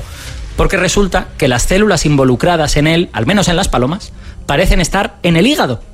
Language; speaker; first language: Spanish; native; Spanish